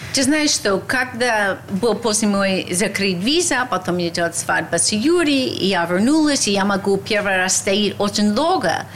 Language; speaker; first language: Russian; non-native, learner; English